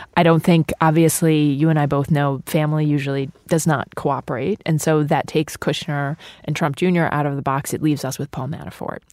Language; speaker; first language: English; early bilingual, other home language; Ukrainian